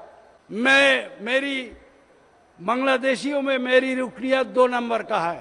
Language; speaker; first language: Urdu; non-native, fluent; Bangla